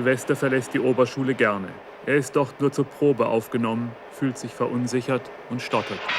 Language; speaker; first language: German; native; German